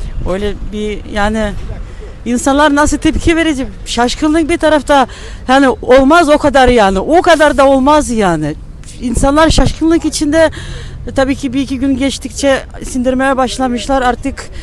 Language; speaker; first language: Turkish; non-native, fluent; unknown